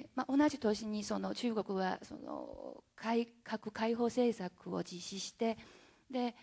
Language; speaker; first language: Japanese; non-native, fluent; Chinese